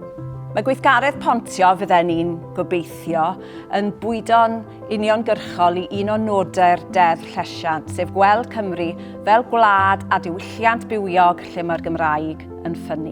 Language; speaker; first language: Welsh; native; Welsh